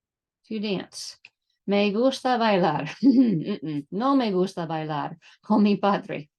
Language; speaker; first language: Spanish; non-native, fluent; English